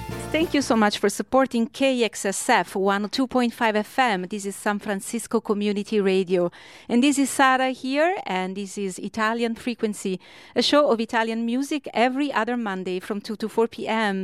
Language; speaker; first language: English; non-native, fluent; Italian